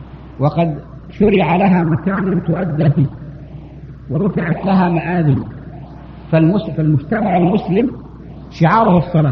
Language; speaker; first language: Arabic; native; Arabic